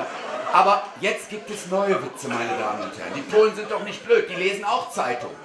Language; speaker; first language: German; native; German